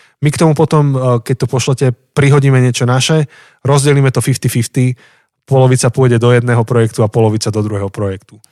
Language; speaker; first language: Slovak; native; Slovak